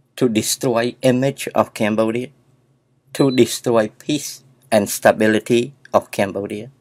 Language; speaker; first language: English; non-native, learner; Khmer